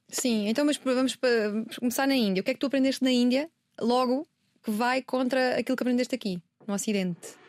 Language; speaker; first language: Portuguese; native; Portuguese